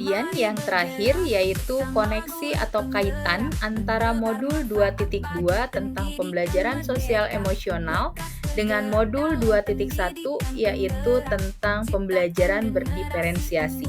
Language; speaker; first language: Indonesian; native; Indonesian